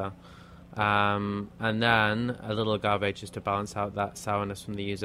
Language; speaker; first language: English; native; English